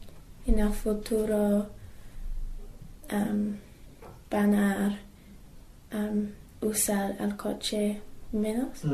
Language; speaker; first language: Spanish; non-native, learner; English